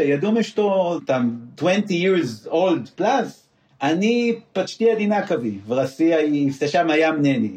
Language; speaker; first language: Russian; non-native, learner; Hebrew